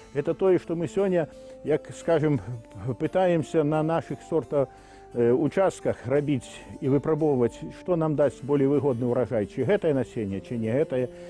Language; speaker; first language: Belarusian; native; Belarusian